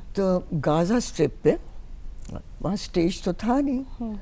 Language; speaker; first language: Hindi; native; Hindi